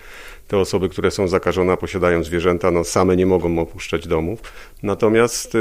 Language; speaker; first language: Polish; native; Polish